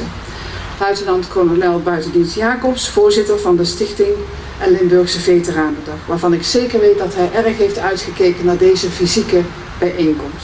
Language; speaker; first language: Dutch; native; Dutch